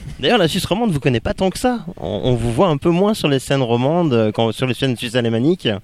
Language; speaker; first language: French; native; French